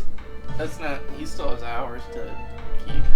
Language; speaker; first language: English; native; English